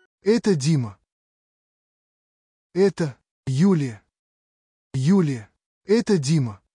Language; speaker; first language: Russian; non-native, learner; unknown